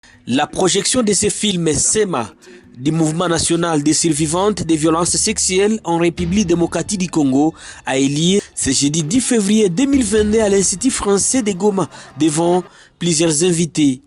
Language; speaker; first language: French; native; French